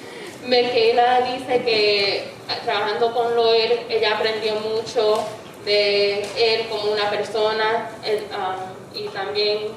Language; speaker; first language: Spanish; early bilingual, heritage; English